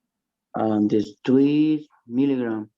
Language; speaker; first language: English; non-native, learner; Spanish